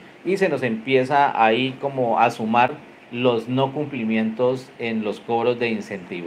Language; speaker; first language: Spanish; native; Spanish